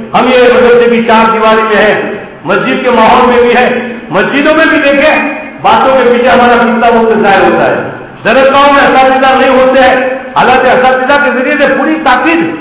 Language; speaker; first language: Urdu; non-native, local second language; Gujarati